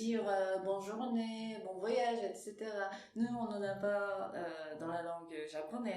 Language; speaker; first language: French; non-native, fluent; Japanese